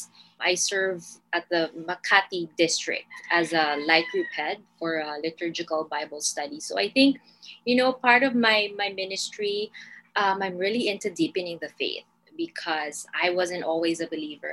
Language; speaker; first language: English; non-native, local second language; Filipino